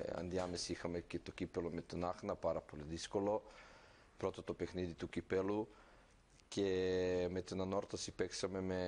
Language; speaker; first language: Greek; non-native, fluent; Serbian